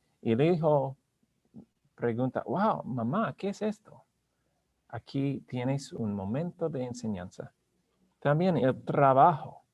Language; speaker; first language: Spanish; non-native, learner; English